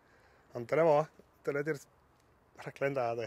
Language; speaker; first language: Welsh; native; Welsh